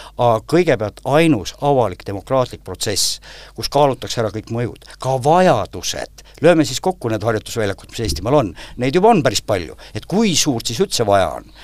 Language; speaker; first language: Estonian; native; Estonian